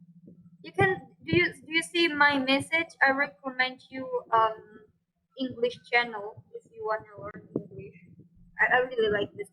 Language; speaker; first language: English; non-native, fluent; Indonesian